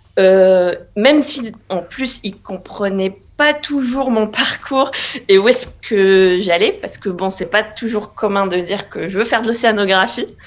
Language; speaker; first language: French; non-native, local second language; Arabic